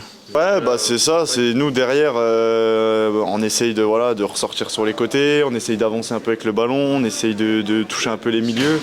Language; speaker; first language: French; native; French